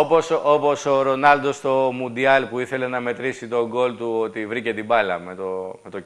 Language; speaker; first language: Greek; native; Greek